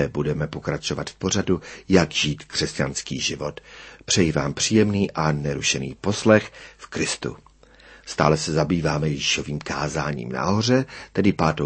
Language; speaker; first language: Czech; native; Czech